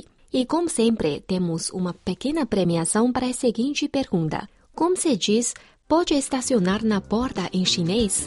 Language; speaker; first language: Portuguese; non-native, fluent; Chinese